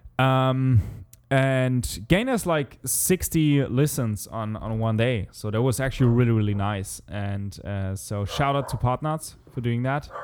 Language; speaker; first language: English; non-native, fluent; German